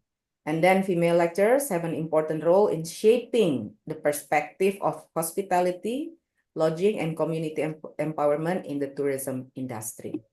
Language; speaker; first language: English; non-native, local second language; Indonesian